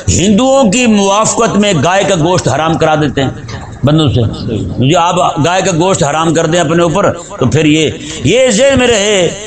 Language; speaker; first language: Urdu; non-native, local second language; Punjabi